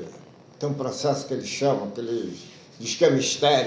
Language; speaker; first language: Portuguese; native; Portuguese